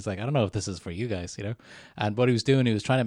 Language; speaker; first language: English; native; English